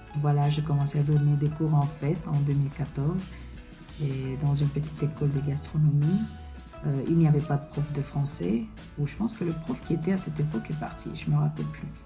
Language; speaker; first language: French; early bilingual, other home language; Spanish